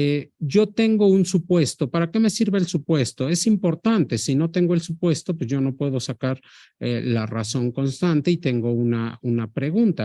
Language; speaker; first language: Spanish; native; Spanish